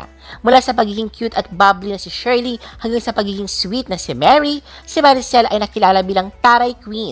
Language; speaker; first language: Filipino; native; Filipino